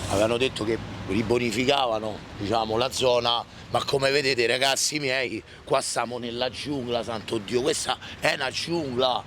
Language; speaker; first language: Italian; native; Italian